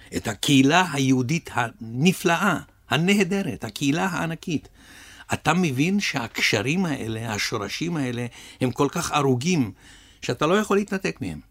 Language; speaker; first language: Hebrew; early bilingual, other home language; Russian